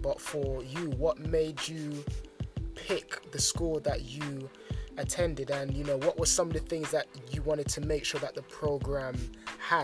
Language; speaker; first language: English; native; English